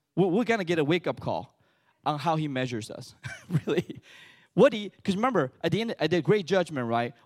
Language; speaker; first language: English; early bilingual, other home language; Chinese